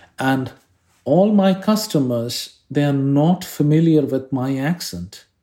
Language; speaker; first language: English; non-native, fluent; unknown